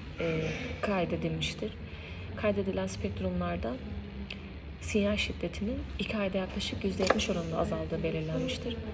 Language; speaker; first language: Turkish; native; Turkish